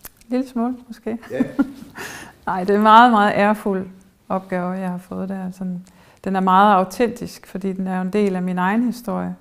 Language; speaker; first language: Danish; early bilingual, heritage; German